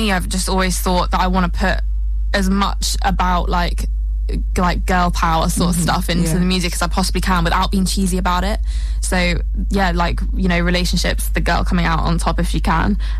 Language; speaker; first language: English; native; English